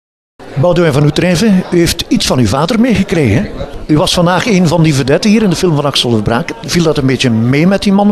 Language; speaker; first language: Dutch; native; Dutch